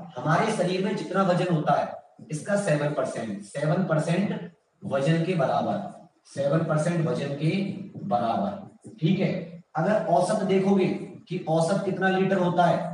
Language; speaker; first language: Hindi; native; Hindi